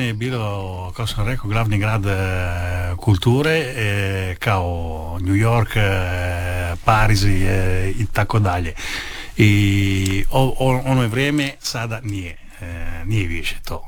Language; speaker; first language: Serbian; non-native, learner; Italian